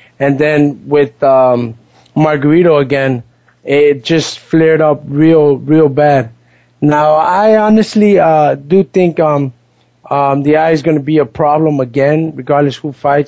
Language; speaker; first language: English; early bilingual, other home language; Spanish